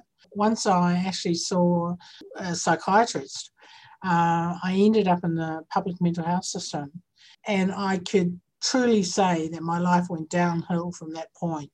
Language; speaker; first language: English; native; English